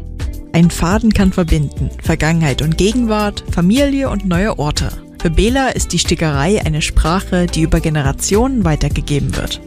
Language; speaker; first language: German; native; German